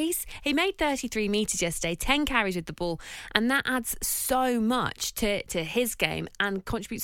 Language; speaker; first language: English; native; English